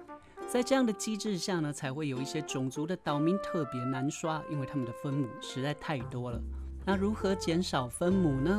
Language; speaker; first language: Chinese; native; Chinese